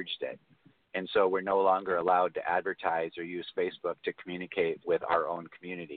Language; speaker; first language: English; native; English